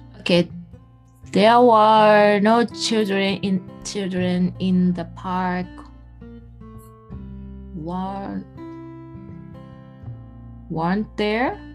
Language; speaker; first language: English; non-native, learner; Japanese